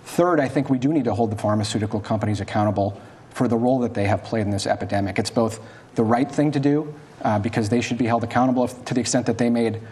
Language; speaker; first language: English; native; English